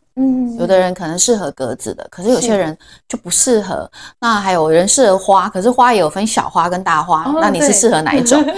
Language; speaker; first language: Chinese; native; Chinese